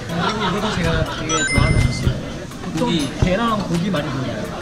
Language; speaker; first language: Korean; non-native, learner; Chinese